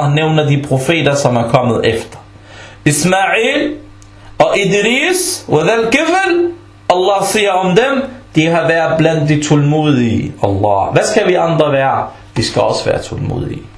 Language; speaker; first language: Danish; early bilingual, other home language; Arabic